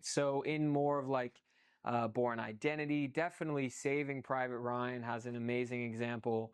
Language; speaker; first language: English; native; English